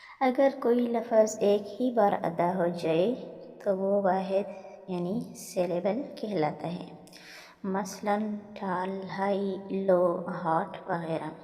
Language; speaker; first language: Urdu; non-native, local second language; Pashto